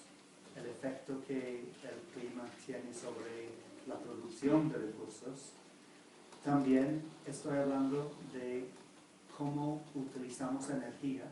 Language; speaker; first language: Spanish; non-native, fluent; English